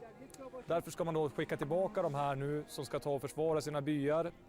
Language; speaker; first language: Swedish; native; Swedish